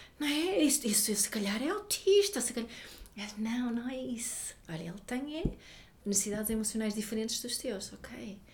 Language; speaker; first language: Portuguese; non-native, fluent; Swedish